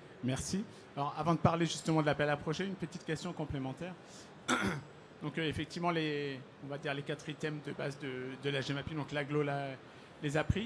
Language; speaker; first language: French; native; French